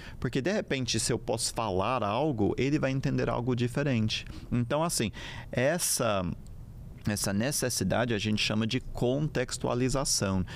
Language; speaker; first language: Portuguese; non-native, fluent; English